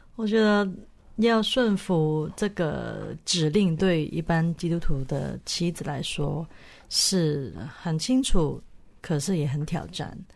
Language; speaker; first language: Chinese; non-native, local second language; Cantonese